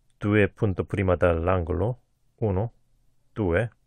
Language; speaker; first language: Italian; non-native, learner; Korean